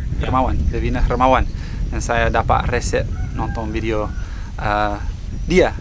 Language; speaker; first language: Indonesian; non-native, fluent; English